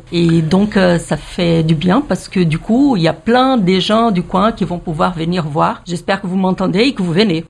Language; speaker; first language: French; non-native, fluent; Portuguese